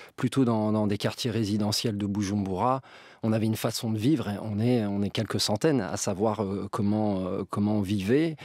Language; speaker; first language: French; native; French